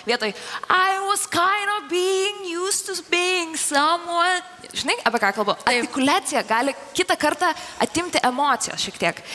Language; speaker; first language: Lithuanian; native; Lithuanian